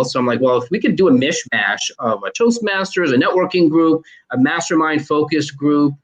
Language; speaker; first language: English; native; English